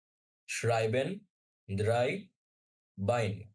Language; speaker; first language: German; non-native, learner; Bangla